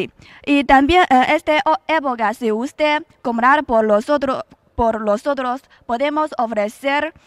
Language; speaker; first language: Spanish; non-native, learner; Chinese